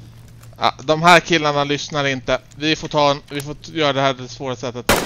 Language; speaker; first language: Swedish; native; Swedish